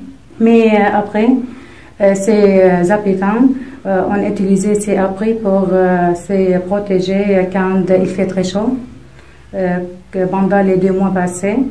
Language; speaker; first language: French; non-native, fluent; Arabic